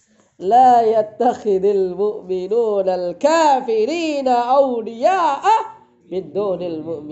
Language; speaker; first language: Arabic; non-native, fluent; Indonesian